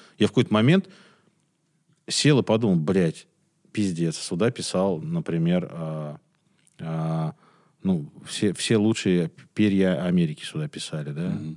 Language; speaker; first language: Russian; native; Russian